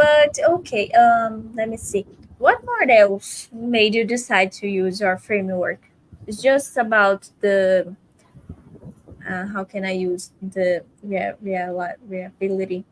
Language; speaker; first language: English; non-native, fluent; Portuguese